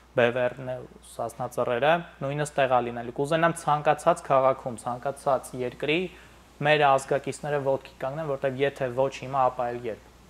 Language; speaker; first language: Armenian; native; Armenian